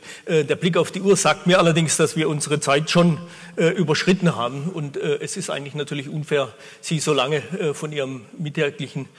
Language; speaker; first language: German; native; German